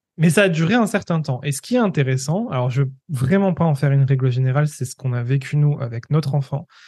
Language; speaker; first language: French; native; French